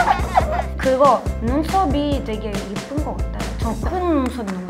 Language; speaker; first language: Korean; non-native, fluent; Ukrainian